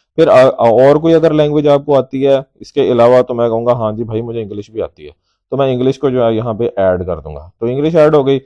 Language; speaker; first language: Urdu; native; Urdu